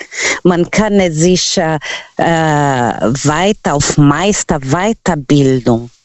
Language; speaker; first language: German; non-native, learner; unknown